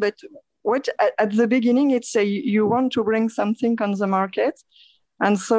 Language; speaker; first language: English; non-native, learner; French